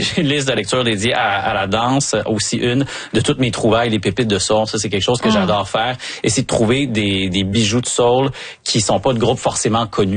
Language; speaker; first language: French; native; French